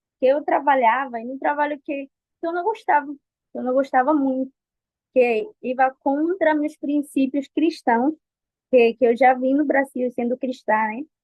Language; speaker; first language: Portuguese; non-native, fluent; Spanish